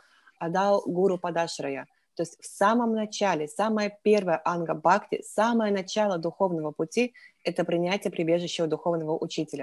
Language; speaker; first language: Russian; native; Russian